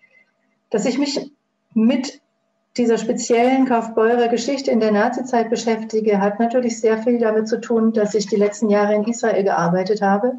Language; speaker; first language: German; native; German